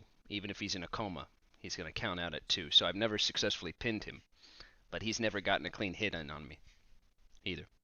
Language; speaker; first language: English; native; English